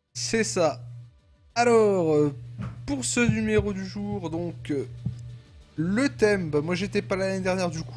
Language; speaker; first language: French; native; French